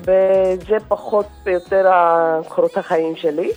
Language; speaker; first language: Hebrew; non-native, fluent; Korean